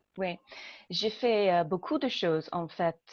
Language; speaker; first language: French; non-native, learner; English